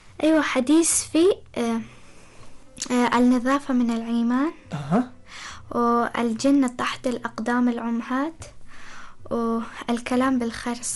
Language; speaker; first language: Arabic; non-native, learner; Persian